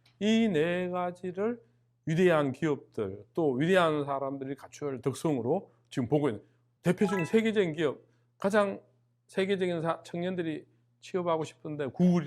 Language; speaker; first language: Korean; native; Korean